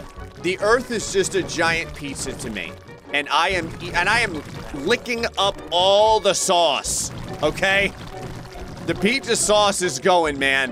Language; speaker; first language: English; native; English